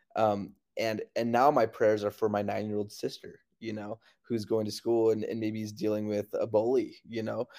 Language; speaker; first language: English; native; English